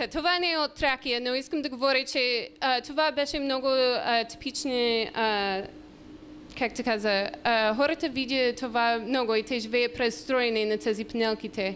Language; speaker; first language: Bulgarian; non-native, learner; English